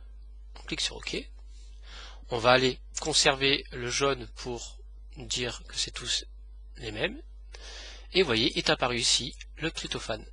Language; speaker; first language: French; native; French